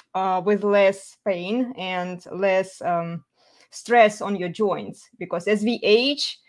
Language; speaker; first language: English; non-native, fluent; Russian